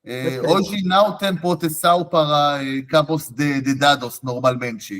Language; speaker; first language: Portuguese; non-native, fluent; Hebrew